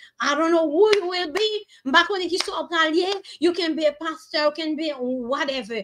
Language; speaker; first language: English; non-native, learner; Haitian Creole